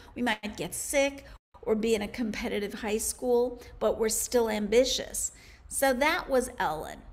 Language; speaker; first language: English; native; English